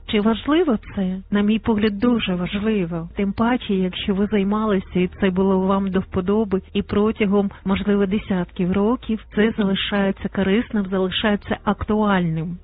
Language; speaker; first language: Ukrainian; native; Ukrainian